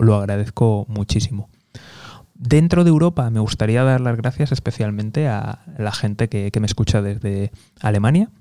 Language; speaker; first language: Spanish; native; Spanish